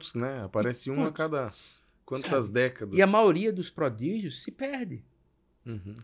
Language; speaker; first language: Portuguese; native; Portuguese